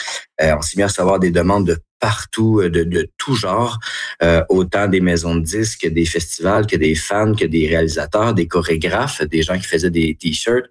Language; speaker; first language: French; native; French